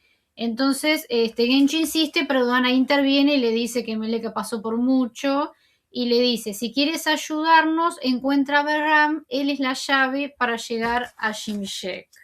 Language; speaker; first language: Spanish; native; Spanish